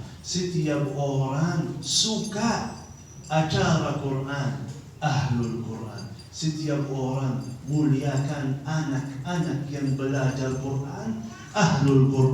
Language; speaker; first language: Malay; non-native, fluent; Arabic